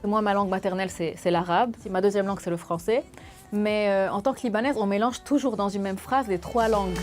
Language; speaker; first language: French; non-native, local second language; Arabic